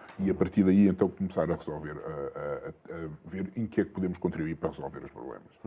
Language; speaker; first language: Portuguese; early bilingual, other home language; Kabuverdianu